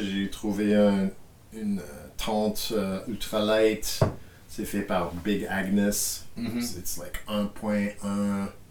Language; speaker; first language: French; non-native, fluent; English